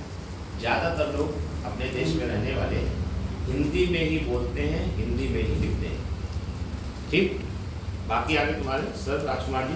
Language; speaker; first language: Hindi; native; Hindi